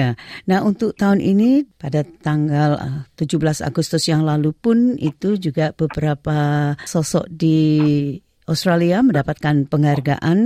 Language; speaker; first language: Indonesian; native; Indonesian